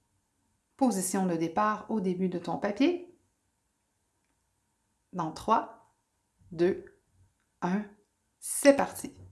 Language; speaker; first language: French; native; French